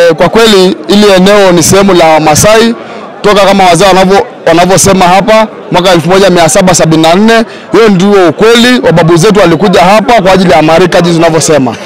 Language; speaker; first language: Swahili; non-native, local second language; Masai